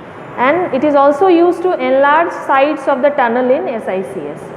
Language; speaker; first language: English; non-native, local second language; Bangla